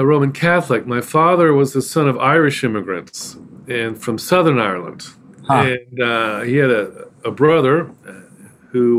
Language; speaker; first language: English; native; English